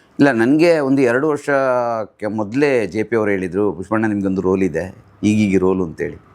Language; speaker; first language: Kannada; non-native, local second language; Tulu